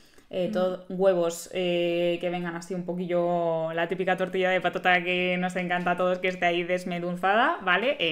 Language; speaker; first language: Spanish; native; Spanish